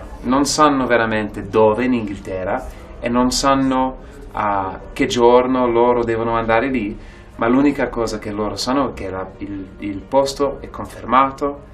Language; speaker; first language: Italian; non-native, fluent; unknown